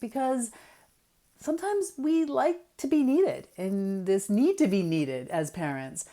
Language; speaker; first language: English; native; English